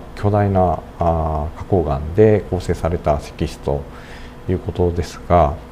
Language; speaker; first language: Japanese; native; Japanese